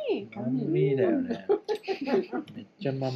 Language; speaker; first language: Japanese; native; Japanese